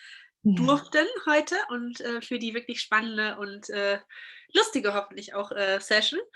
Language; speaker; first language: German; native; German